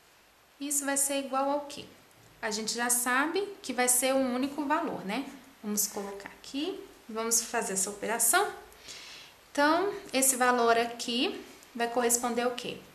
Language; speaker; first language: Portuguese; native; Portuguese